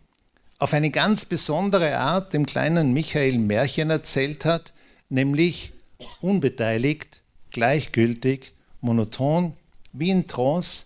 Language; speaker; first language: German; native; German